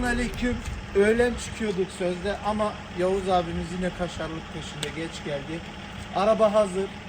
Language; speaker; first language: Turkish; early bilingual, heritage; Turkish